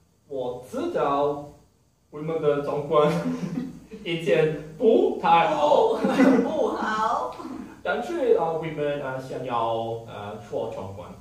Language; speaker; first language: Chinese; non-native, learner; Portuguese